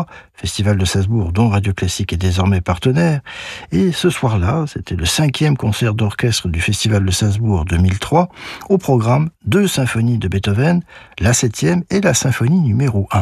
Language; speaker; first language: French; native; French